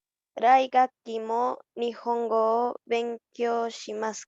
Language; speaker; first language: Japanese; non-native, learner; Spanish